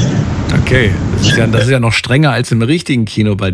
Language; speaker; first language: German; native; German